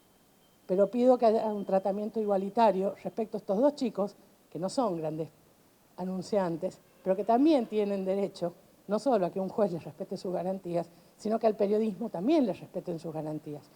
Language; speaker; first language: Spanish; native; Spanish